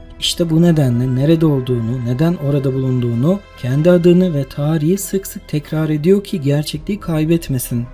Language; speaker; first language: Turkish; native; Turkish